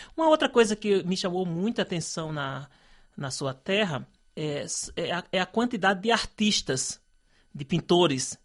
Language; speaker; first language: Portuguese; native; Portuguese